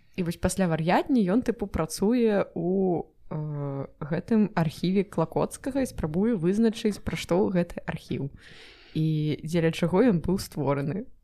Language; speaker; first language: Belarusian; non-native, local second language; Russian